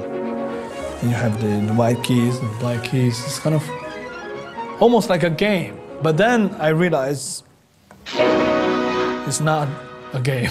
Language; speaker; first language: English; non-native, fluent; Chinese